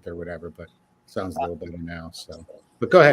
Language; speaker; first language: English; native; English